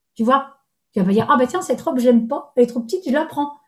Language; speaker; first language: French; native; French